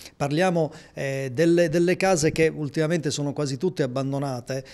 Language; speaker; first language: Italian; native; Italian